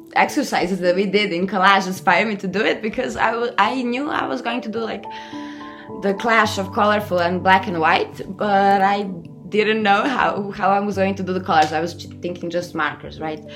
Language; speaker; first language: English; non-native, fluent; Serbian